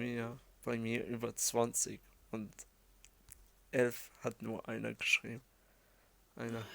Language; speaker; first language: German; early bilingual, other home language; Arabic